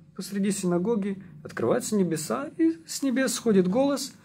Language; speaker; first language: Russian; native; Russian